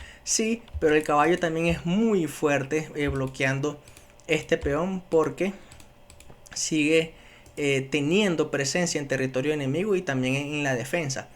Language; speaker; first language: Spanish; native; Spanish